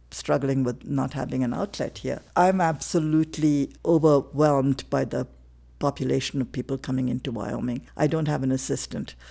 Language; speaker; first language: English; non-native, local second language; Tamil